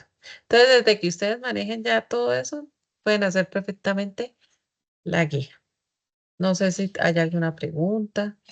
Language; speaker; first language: Spanish; native; Spanish